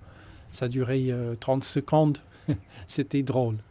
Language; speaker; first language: French; non-native, fluent; English